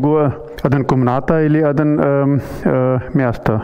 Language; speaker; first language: Russian; non-native, learner; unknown